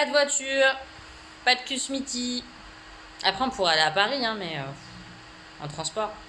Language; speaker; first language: French; native; French